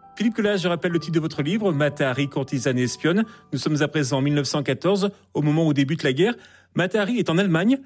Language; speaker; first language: French; native; French